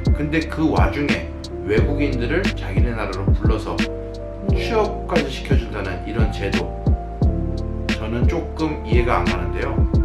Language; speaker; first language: Korean; native; Korean